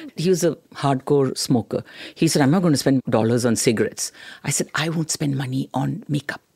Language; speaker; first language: English; non-native, local second language; Tamil